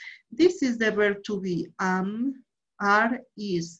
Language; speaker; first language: English; non-native, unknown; Spanish